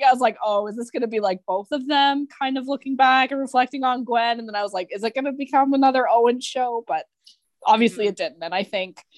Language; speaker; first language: English; native; English